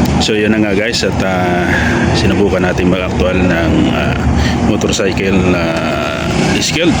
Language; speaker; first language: Filipino; native; Filipino